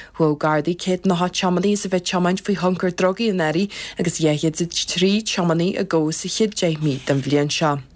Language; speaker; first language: Irish; native; Irish